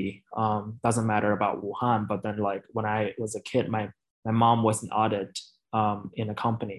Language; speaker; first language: English; non-native, fluent; Chinese